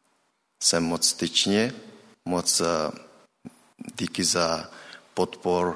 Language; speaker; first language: Czech; non-native, learner; Mongolian